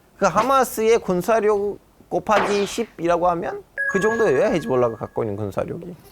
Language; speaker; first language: Korean; non-native, fluent; Turkish